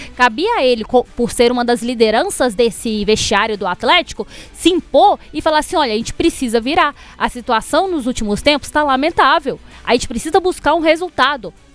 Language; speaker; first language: Portuguese; native; Portuguese